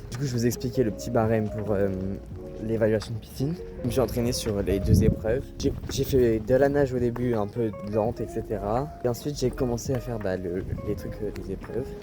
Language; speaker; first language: French; native; French